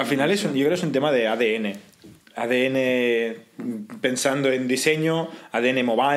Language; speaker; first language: Spanish; native; Spanish